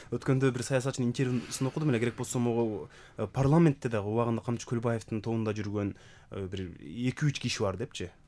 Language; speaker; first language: Kyrgyz; native; Kyrgyz